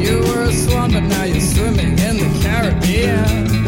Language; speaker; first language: English; early bilingual, other home language; Russian